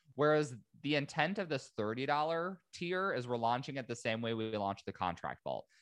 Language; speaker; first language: English; native; English